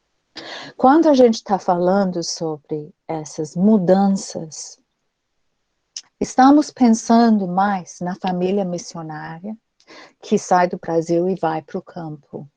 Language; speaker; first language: Portuguese; non-native, fluent; English